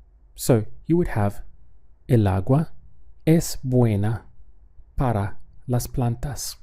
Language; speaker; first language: Spanish; non-native, fluent; English